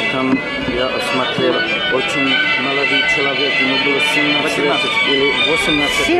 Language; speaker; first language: Russian; non-native, learner; Czech